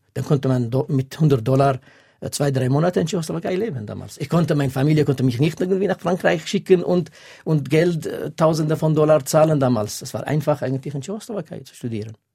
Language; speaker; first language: German; non-native, fluent; Kurdish